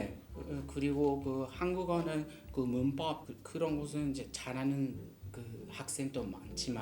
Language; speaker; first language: Korean; non-native, learner; Japanese